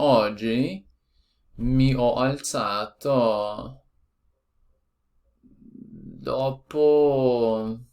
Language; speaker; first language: Italian; non-native, learner; Portuguese